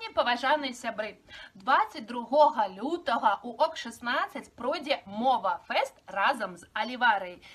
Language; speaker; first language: Belarusian; non-native, local second language; Russian